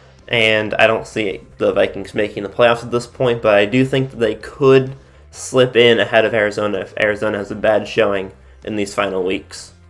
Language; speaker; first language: English; native; English